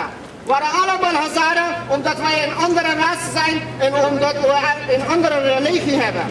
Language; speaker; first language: Dutch; non-native, fluent; Persian